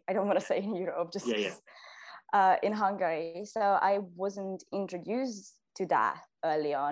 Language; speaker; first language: English; non-native, fluent; Hungarian